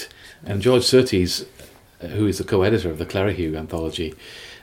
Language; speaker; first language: English; native; English